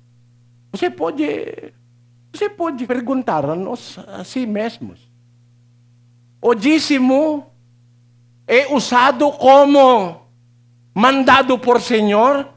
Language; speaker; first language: Portuguese; non-native, learner; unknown